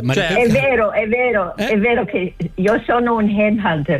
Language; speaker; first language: Italian; non-native, learner; English